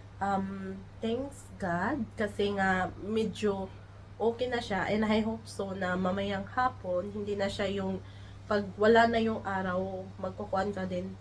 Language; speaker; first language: Filipino; non-native, local second language; Cebuano